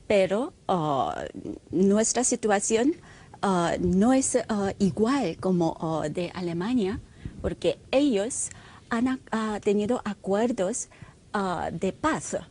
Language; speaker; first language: Spanish; non-native, fluent; Korean